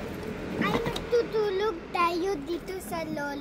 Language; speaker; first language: Filipino; early bilingual, heritage; Filipino